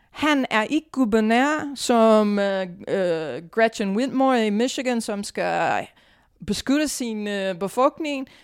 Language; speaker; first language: Danish; non-native, fluent; English